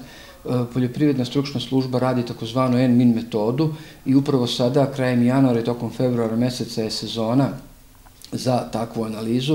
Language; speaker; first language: Serbian; native; Serbian